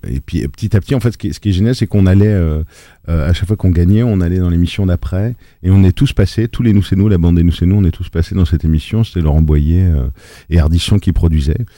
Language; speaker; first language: French; native; French